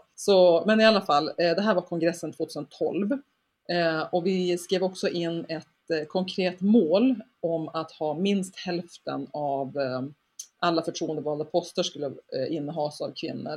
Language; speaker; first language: Swedish; native; Swedish